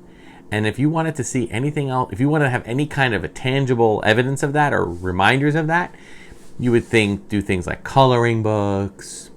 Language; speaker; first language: English; native; English